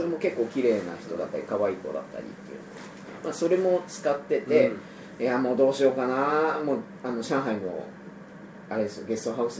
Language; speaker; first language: Japanese; native; Japanese